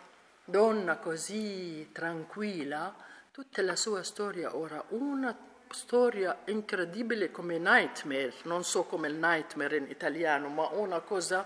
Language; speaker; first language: Italian; non-native, learner; Arabic